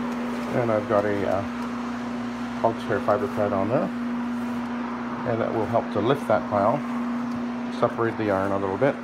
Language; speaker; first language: English; native; English